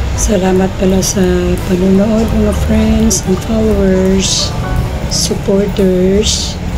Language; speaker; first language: Filipino; non-native, local second language; Cebuano